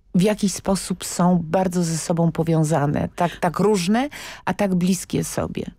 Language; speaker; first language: Polish; native; Polish